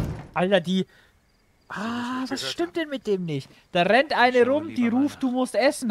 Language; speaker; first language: German; native; German